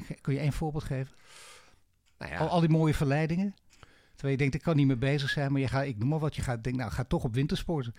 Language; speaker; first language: Dutch; native; Dutch